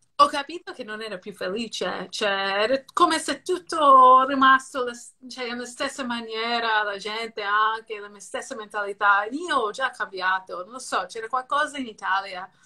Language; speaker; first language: Italian; non-native, fluent; English